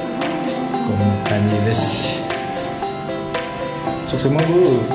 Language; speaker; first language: Japanese; non-native, learner; Indonesian